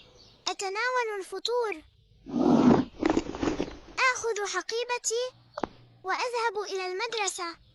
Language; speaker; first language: Arabic; non-native, fluent; Urdu